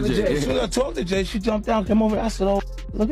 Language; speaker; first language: English; native; English